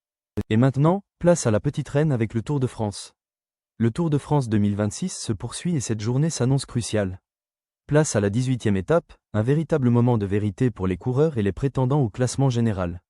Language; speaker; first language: French; native; French